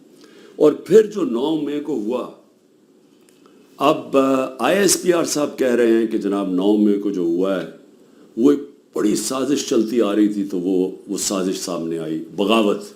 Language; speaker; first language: Urdu; native; Urdu